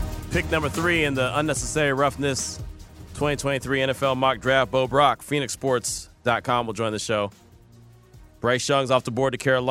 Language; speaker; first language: English; native; English